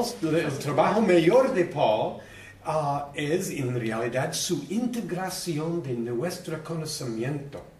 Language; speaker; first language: Spanish; non-native, learner; English